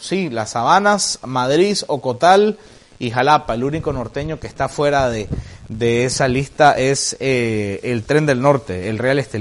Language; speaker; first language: Spanish; native; Spanish